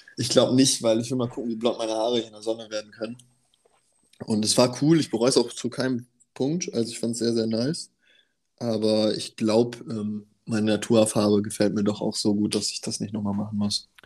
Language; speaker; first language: German; native; German